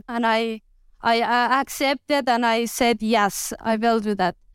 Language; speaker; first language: English; non-native, learner; Persian